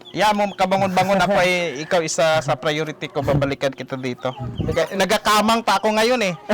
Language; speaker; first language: Filipino; non-native, local second language; Hiligaynon